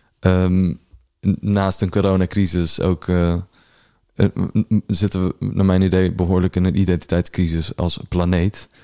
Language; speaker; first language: Dutch; early bilingual, other home language; Persian